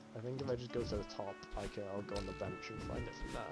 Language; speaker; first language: English; native; English